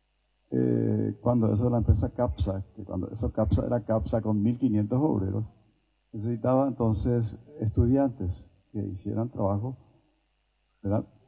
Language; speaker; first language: Spanish; native; Spanish